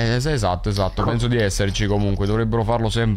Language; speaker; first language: Italian; native; Italian